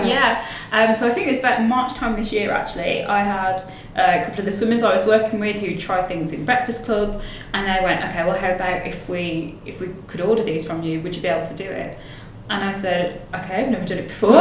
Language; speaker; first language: English; native; English